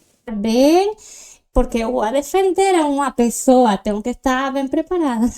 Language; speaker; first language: Portuguese; non-native, learner; Spanish